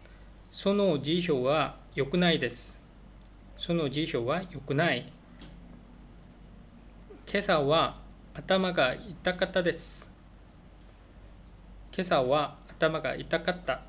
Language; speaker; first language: Japanese; non-native, learner; Korean